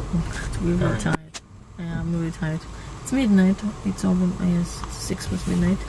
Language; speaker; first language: English; non-native, fluent; Polish